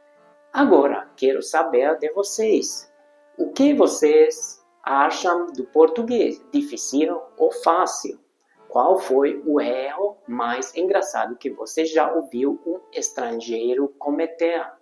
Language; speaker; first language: Portuguese; non-native, fluent; Hungarian